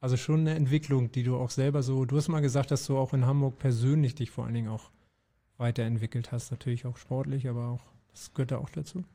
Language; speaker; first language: German; native; German